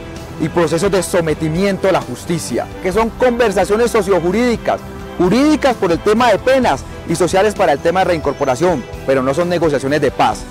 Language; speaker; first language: Spanish; native; Spanish